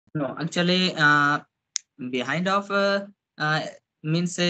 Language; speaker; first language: English; non-native, local second language; Odia